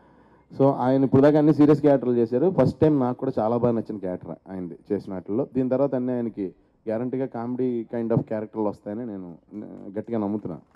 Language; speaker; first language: Telugu; native; Telugu